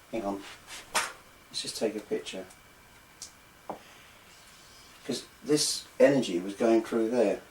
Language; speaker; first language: English; native; English